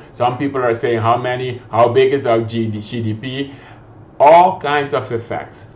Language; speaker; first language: English; non-native, fluent; Papiamento